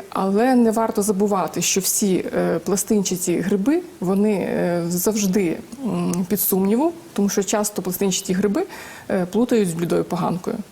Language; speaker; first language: Ukrainian; native; Ukrainian